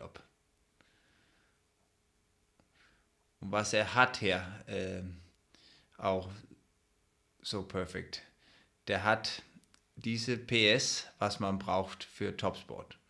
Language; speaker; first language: German; non-native, fluent; Danish